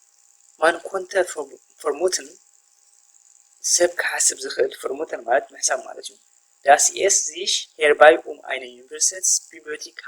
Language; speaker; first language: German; non-native, fluent; Tigrinya